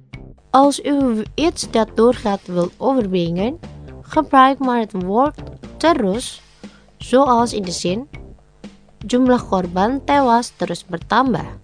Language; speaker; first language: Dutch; non-native, learner; Indonesian